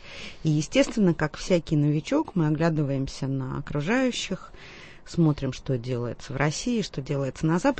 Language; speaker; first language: Russian; native; Russian